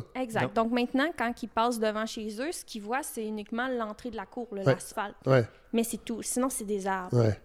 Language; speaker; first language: French; native; French